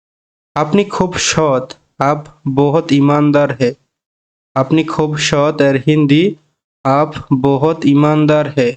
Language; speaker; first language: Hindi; non-native, fluent; Bangla